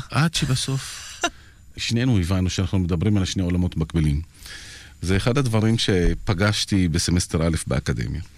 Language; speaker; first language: Hebrew; non-native, local second language; Arabic